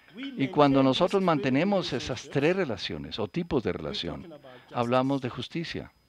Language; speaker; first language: Spanish; non-native, fluent; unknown